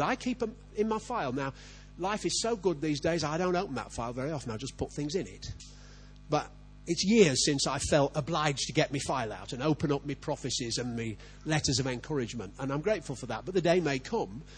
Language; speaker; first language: English; native; English